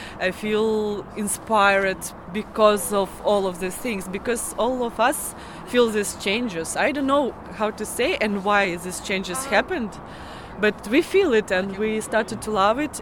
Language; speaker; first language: English; non-native, learner; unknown